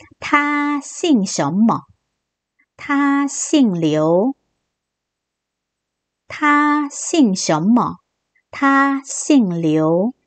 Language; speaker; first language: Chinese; non-native, fluent; Korean